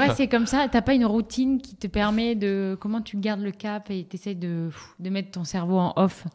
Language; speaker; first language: French; native; French